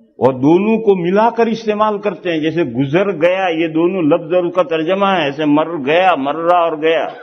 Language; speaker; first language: Urdu; non-native, local second language; Gujarati